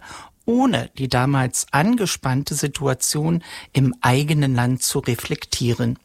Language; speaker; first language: German; native; German